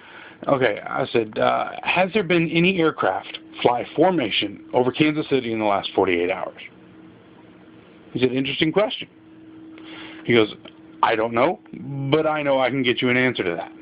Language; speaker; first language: English; native; English